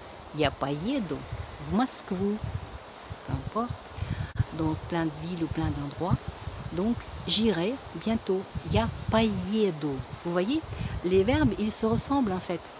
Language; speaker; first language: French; non-native, fluent; Russian